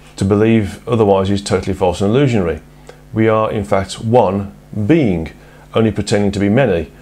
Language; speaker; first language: English; native; English